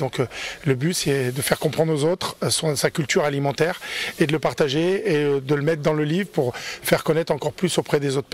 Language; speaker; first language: French; native; French